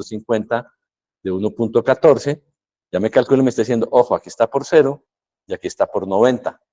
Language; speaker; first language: Spanish; native; Spanish